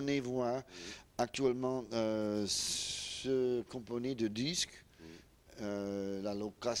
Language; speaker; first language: French; non-native, learner; English